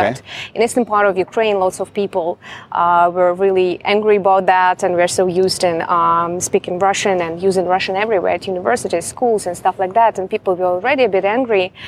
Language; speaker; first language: English; non-native, fluent; Russian